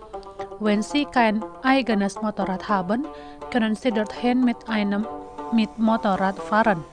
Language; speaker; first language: German; non-native, fluent; Indonesian